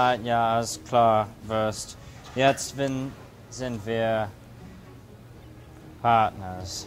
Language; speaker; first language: German; non-native, learner; English